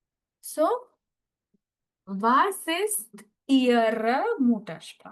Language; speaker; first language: German; non-native, fluent; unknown